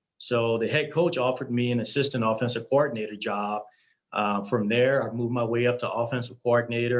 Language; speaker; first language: English; native; English